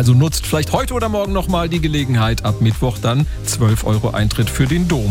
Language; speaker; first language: German; native; German